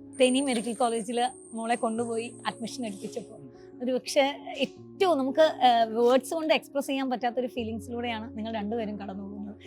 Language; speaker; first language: Malayalam; native; Malayalam